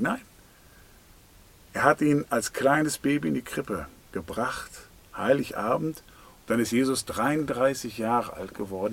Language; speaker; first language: German; native; German